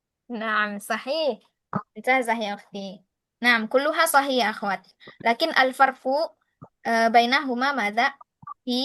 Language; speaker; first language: Arabic; non-native, fluent; Indonesian